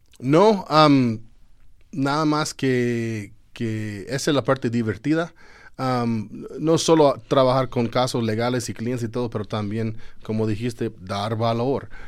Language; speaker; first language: Spanish; non-native, fluent; English